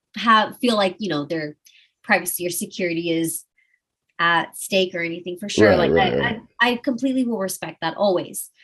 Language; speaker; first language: English; native; English